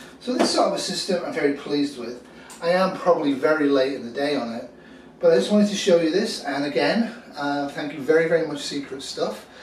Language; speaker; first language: English; native; English